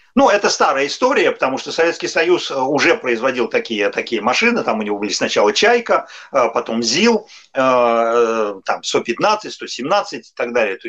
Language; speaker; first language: Russian; native; Russian